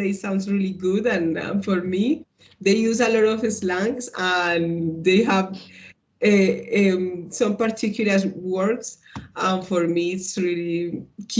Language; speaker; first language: English; non-native, learner; Spanish